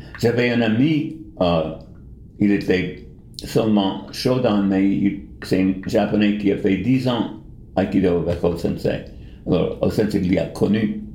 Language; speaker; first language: French; non-native, fluent; English